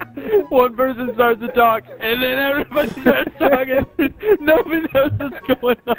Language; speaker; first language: English; native; English